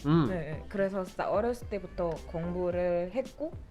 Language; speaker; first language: Korean; non-native, fluent; Indonesian